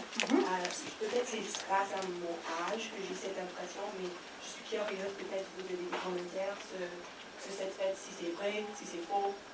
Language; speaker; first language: French; non-native, learner; English